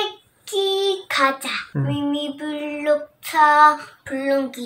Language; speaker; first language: Korean; early bilingual, heritage; Korean